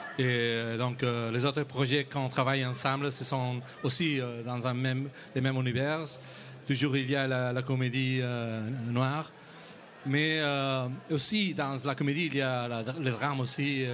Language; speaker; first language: French; non-native, learner; Spanish